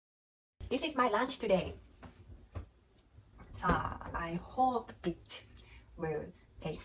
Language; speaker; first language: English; non-native, learner; Japanese